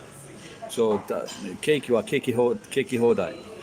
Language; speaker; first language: Japanese; non-native, learner; English